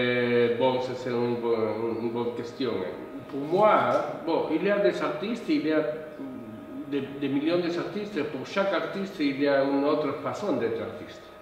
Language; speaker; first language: French; non-native, fluent; Spanish